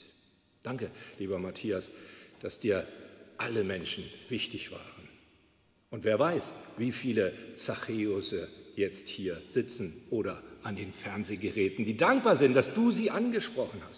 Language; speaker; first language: German; native; German